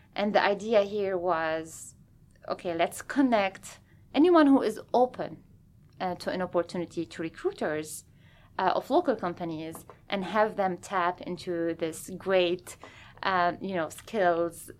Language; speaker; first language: English; non-native, fluent; Arabic